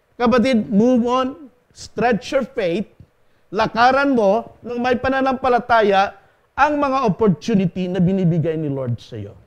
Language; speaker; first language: Filipino; non-native, local second language; Cebuano